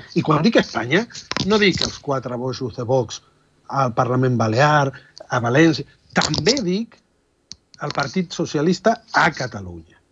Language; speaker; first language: Catalan; non-native, fluent; Spanish